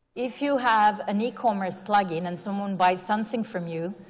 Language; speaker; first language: English; non-native, fluent; Italian